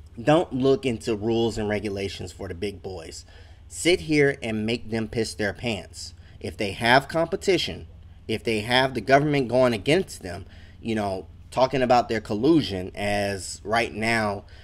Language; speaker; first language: English; native; English